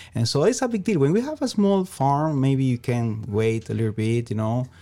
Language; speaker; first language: English; non-native, learner; Spanish